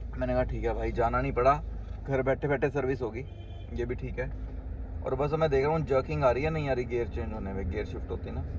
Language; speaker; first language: Hindi; native; Hindi